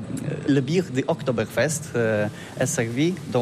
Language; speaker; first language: French; non-native, learner; Polish